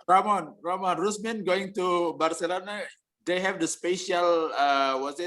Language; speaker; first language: English; non-native, learner; Indonesian